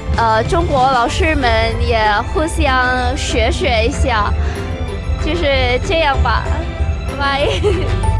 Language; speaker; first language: Chinese; early bilingual, heritage; Indonesian